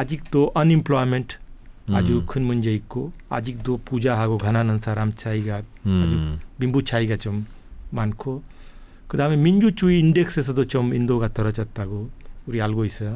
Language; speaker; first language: Korean; non-native, fluent; Hindi